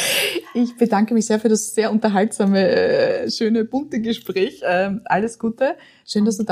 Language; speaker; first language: German; native; German